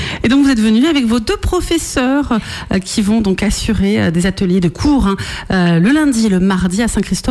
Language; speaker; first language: French; native; French